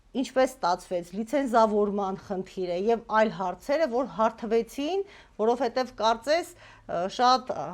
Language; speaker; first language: Armenian; native; Armenian